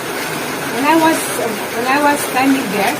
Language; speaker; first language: English; non-native, fluent; Arabic